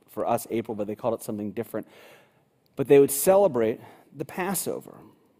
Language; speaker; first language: English; native; English